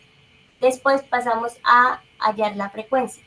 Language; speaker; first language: Spanish; native; Spanish